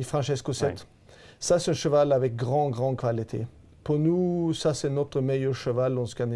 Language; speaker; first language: French; non-native, fluent; Swedish